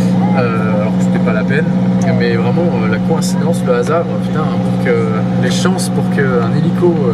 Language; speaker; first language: French; native; French